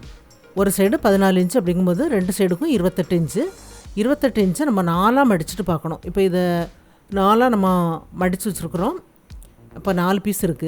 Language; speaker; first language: Tamil; native; Tamil